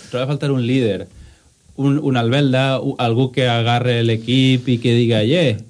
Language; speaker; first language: Catalan; native; Catalan